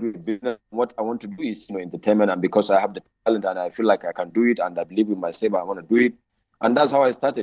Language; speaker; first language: English; non-native, local second language; Hausa